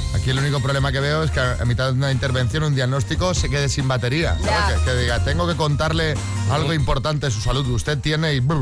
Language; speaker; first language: Spanish; native; Spanish